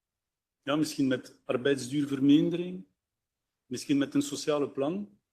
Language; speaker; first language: Dutch; non-native, local second language; French